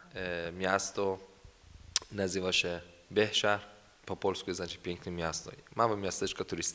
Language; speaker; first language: Polish; non-native, learner; Persian